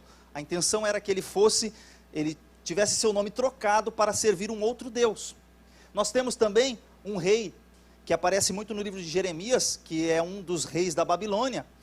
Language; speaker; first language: Portuguese; native; Portuguese